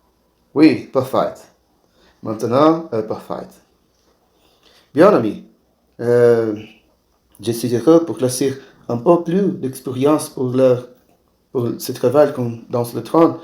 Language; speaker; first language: French; non-native, learner; Portuguese